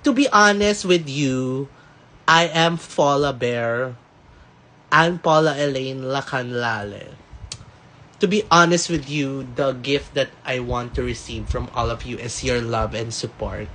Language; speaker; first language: English; non-native, local second language; Filipino